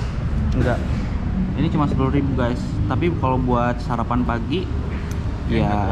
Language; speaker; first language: Indonesian; native; Indonesian